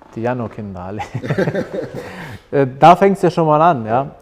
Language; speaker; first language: German; early bilingual, other home language; Albanian